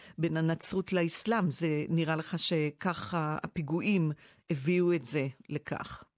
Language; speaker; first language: Hebrew; native; Hebrew